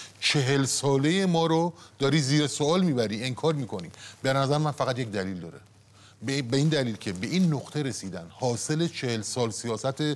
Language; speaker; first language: Persian; native; Persian